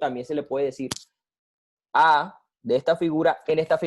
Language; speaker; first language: Spanish; native; Spanish